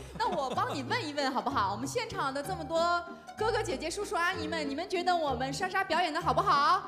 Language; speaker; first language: Chinese; native; Chinese